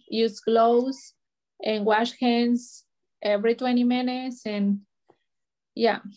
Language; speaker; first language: English; non-native, learner; Spanish